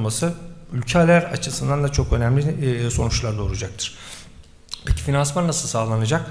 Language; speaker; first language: Turkish; native; Turkish